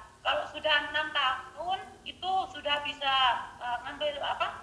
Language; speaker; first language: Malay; non-native, local second language; Javanese